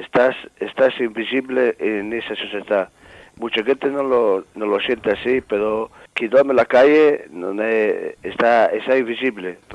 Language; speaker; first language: Spanish; non-native, learner; Italian